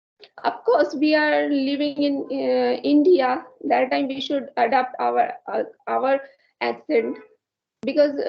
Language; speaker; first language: English; non-native, learner; Hindi